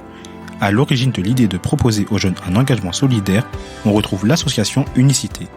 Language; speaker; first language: French; native; French